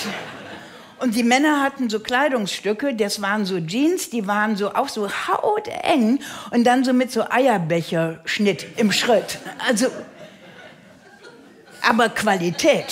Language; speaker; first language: German; native; German